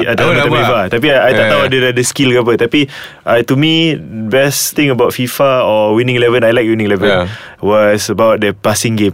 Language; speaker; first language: English; non-native, local second language; Malay